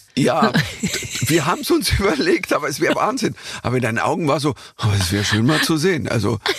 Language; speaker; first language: German; native; German